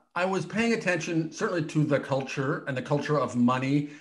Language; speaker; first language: English; native; English